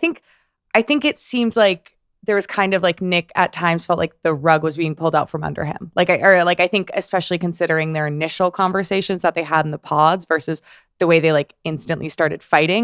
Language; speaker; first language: English; native; English